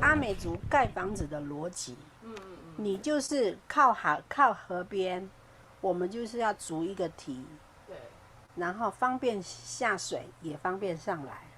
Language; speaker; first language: Chinese; native; Chinese